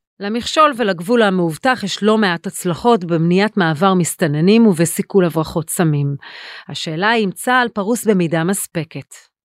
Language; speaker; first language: Hebrew; native; Hebrew